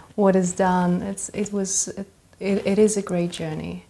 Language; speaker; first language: English; early bilingual, other home language; Russian